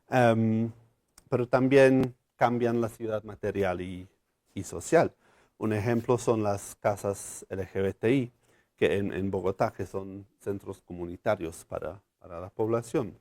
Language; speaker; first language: Spanish; non-native, fluent; English